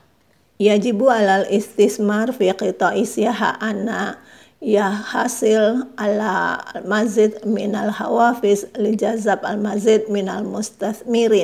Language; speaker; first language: Arabic; non-native, fluent; Indonesian